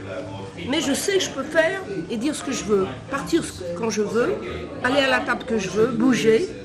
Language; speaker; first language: French; native; French